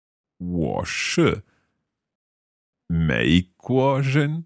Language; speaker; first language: Chinese; non-native, learner; English